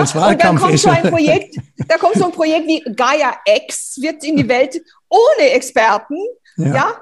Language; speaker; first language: German; early bilingual, other home language; Romanian